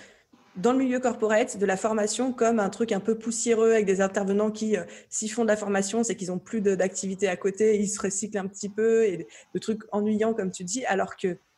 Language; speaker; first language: French; native; French